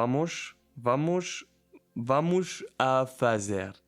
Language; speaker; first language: Portuguese; non-native, learner; German